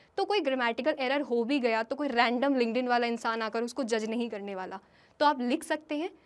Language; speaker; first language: Hindi; native; Hindi